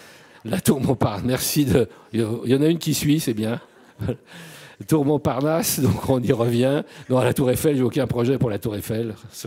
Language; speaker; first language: French; native; French